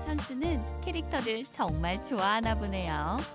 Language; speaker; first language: Korean; native; Korean